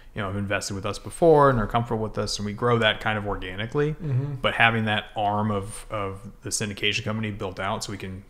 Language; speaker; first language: English; native; English